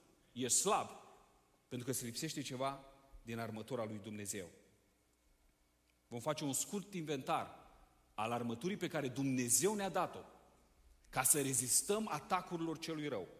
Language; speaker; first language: Romanian; native; Romanian